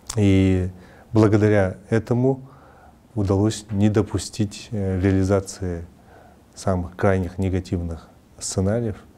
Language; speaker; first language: Russian; non-native, local second language; Kazakh